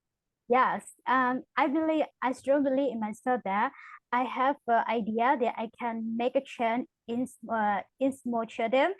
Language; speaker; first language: English; non-native, learner; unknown